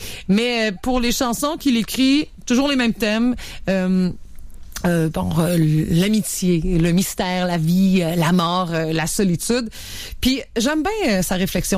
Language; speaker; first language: French; native; French